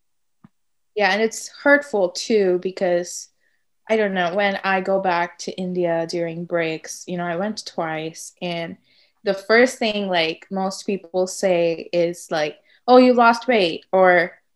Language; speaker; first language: English; non-native, local second language; Tamil